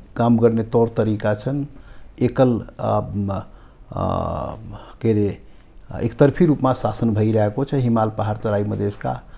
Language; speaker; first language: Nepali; non-native, local second language; Maithili